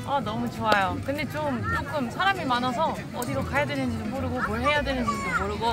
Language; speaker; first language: Korean; non-native, fluent; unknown